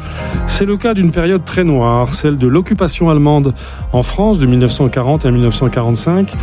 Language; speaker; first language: French; native; French